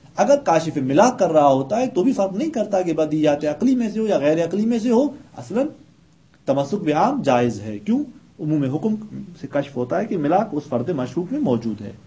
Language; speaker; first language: Urdu; native; Urdu